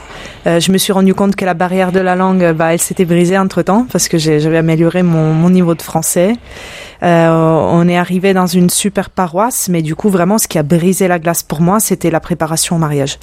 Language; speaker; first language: French; non-native, fluent; Italian